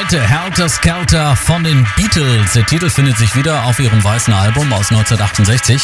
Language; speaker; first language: German; native; German